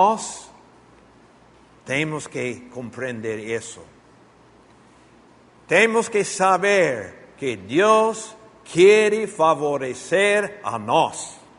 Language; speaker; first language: Portuguese; non-native, fluent; Spanish